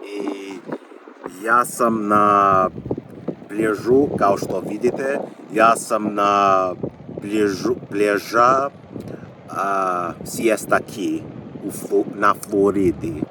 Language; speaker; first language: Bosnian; non-native, learner; English